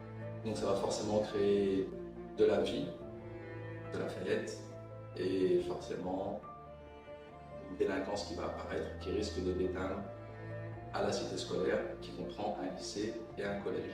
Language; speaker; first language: French; native; French